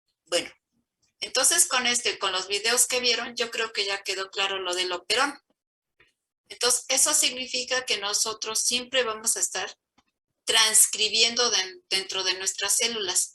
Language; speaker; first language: Spanish; native; Spanish